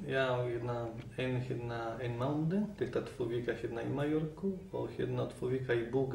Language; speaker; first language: Icelandic; non-native, learner; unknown